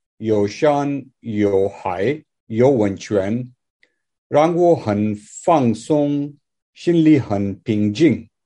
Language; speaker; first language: Chinese; non-native, learner; English